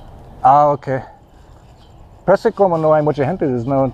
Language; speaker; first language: Spanish; non-native, learner; English